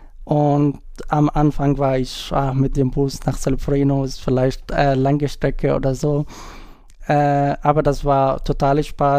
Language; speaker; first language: German; non-native, learner; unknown